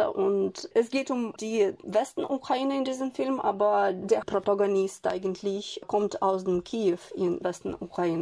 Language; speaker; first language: German; non-native, fluent; Ukrainian